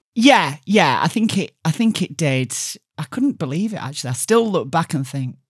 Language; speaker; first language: English; native; English